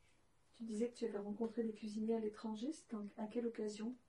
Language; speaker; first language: French; native; French